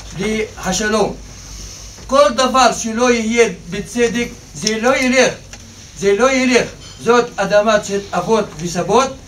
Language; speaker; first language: Hebrew; non-native, local second language; Arabic